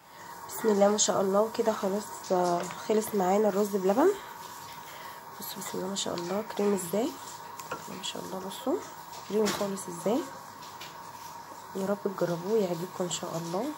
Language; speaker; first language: Arabic; native; Arabic